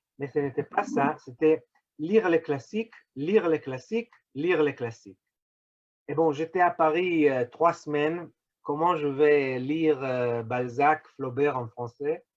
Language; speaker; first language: French; non-native, fluent; Hebrew